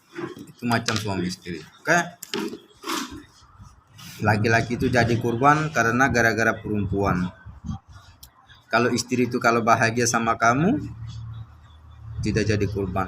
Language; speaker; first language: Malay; non-native, learner; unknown